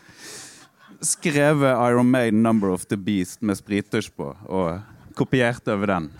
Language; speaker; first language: Norwegian; native; Norwegian